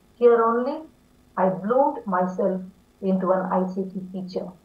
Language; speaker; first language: English; non-native, local second language; Tamil